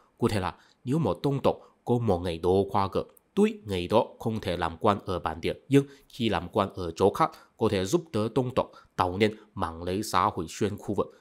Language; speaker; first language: Vietnamese; non-native, fluent; Chinese